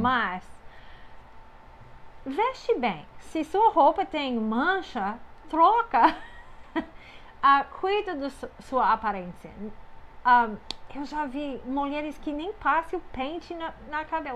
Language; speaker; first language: Portuguese; non-native, fluent; English